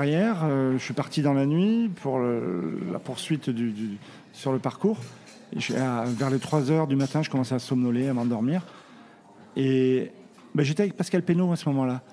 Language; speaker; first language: French; native; French